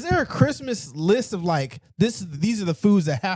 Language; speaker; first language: English; native; English